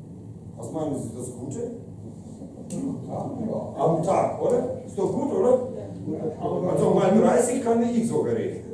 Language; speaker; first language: German; non-native, fluent; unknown